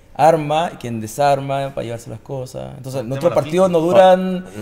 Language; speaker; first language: Spanish; native; Spanish